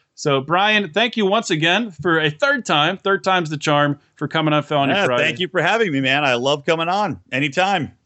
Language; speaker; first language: English; native; English